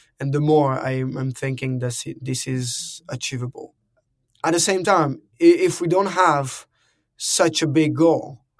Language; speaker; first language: English; non-native, fluent; French